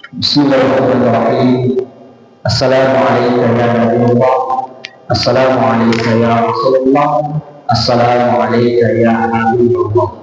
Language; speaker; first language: Indonesian; native; Indonesian